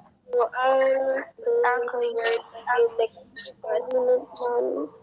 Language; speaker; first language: English; non-native, learner; Indonesian